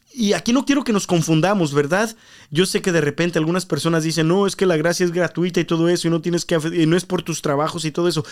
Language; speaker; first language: Spanish; early bilingual, heritage; Spanish